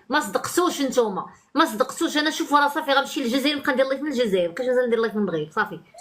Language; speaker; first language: Arabic; native; Arabic